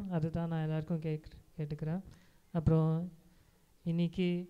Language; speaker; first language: Tamil; non-native, fluent; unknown